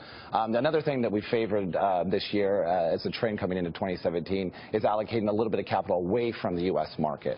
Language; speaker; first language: English; native; English